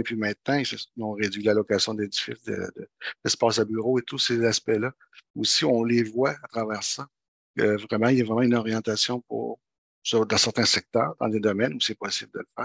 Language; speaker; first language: French; native; French